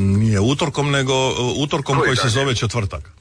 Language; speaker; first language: Serbian; native; Serbian